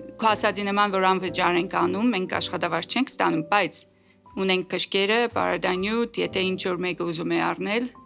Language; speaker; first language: Armenian; native; Armenian